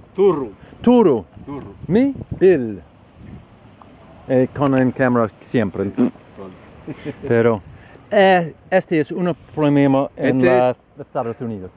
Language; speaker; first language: Spanish; non-native, learner; English